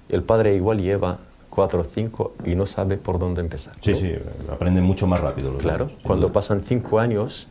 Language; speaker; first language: Spanish; non-native, fluent; Arabic